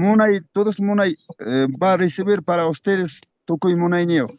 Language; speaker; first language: Spanish; non-native, local second language; Quechua